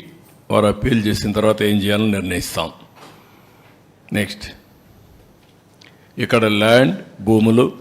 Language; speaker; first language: Telugu; native; Telugu